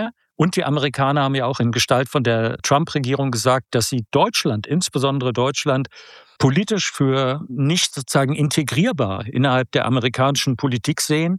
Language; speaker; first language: German; native; German